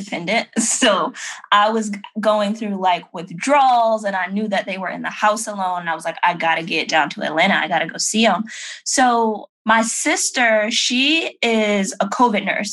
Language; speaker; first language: English; native; English